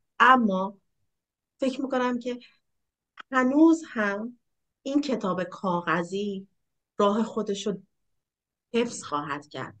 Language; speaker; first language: Persian; native; Persian